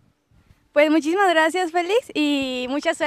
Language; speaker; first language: Spanish; native; Spanish